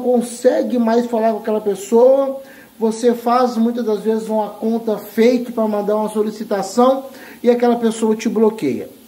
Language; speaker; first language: Portuguese; native; Portuguese